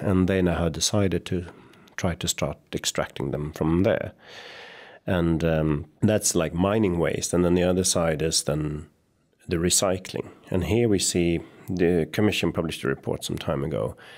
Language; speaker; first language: English; non-native, fluent; Swedish